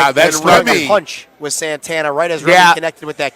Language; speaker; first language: English; native; English